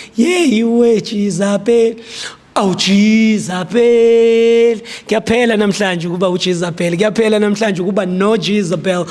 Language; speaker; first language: Zulu; native; Zulu